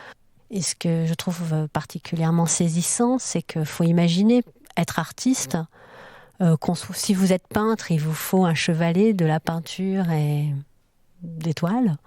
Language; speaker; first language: French; native; French